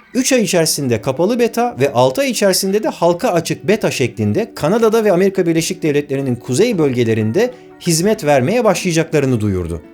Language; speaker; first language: Turkish; native; Turkish